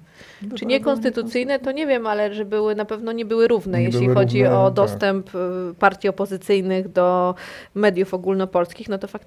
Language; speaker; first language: Polish; native; Polish